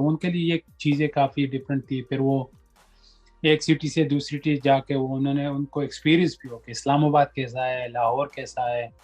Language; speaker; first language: Urdu; non-native, local second language; Pashto